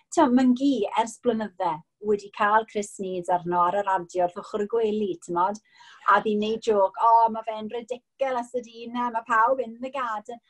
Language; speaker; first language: Welsh; non-native, local second language; English